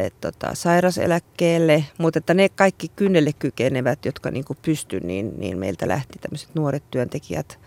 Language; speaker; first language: Finnish; native; Finnish